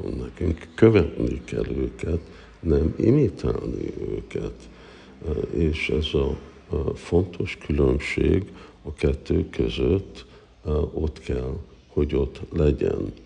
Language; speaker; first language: Hungarian; early bilingual, heritage; Hungarian